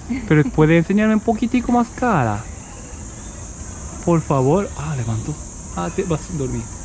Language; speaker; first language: Spanish; non-native, learner; Japanese